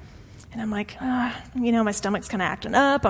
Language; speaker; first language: English; native; English